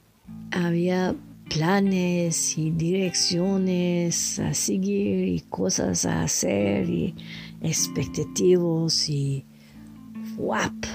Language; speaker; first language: Spanish; non-native, learner; French